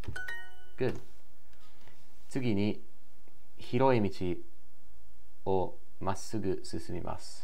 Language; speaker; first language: Japanese; non-native, learner; English